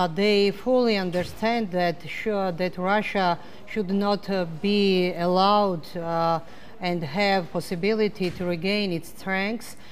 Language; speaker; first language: English; non-native, fluent; Georgian